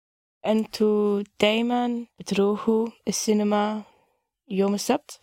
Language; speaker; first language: Arabic; non-native, learner; English